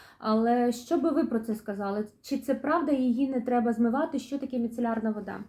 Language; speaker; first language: Ukrainian; native; Ukrainian